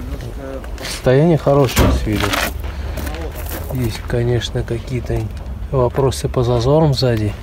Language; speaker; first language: Russian; native; Russian